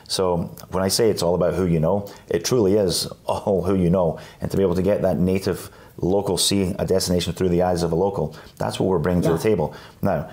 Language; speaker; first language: English; native; English